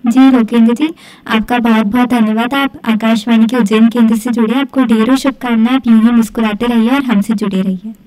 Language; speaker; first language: Hindi; native; Hindi